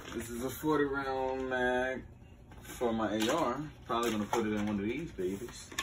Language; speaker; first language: English; native; English